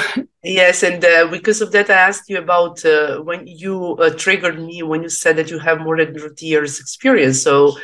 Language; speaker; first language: English; non-native, learner; Serbian